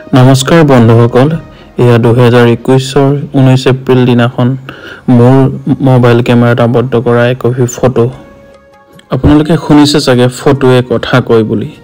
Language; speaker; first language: Assamese; non-native, local second language; Mising